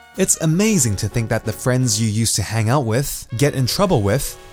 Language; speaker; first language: English; non-native, local second language; Cantonese